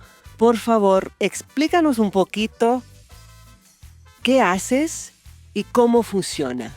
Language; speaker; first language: Spanish; non-native, fluent; English